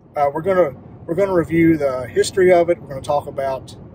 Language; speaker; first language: English; native; English